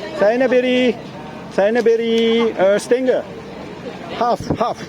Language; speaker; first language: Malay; non-native, learner; Japanese